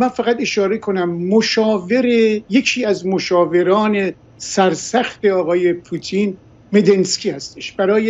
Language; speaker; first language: Persian; native; Persian